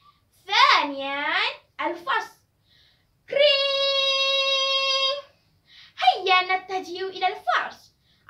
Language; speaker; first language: Arabic; non-native, learner; Malay